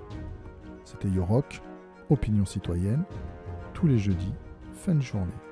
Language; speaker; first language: French; native; French